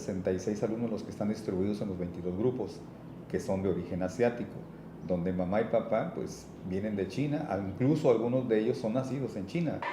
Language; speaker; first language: Spanish; native; Spanish